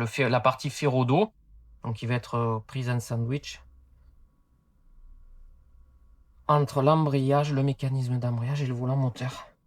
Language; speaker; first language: French; native; French